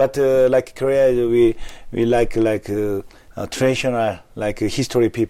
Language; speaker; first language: English; non-native, learner; Korean